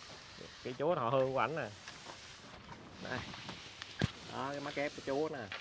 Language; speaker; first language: Vietnamese; native; Vietnamese